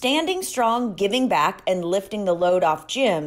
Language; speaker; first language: English; native; English